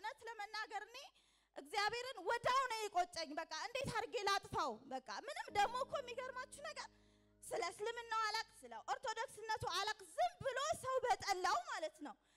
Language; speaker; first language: Amharic; native; Amharic